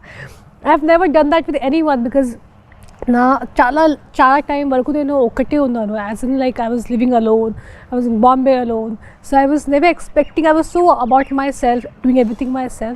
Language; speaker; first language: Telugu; non-native, fluent; Hindi